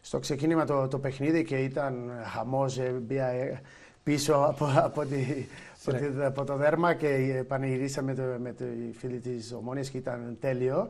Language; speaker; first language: Greek; non-native, fluent; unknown